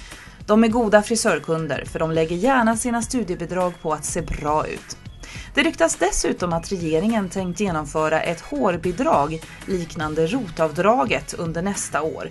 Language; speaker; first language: Swedish; native; Swedish